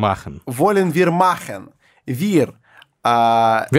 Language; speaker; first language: German; non-native, learner; Russian